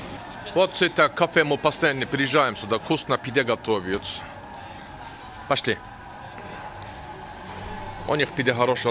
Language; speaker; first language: Russian; non-native, learner; Turkish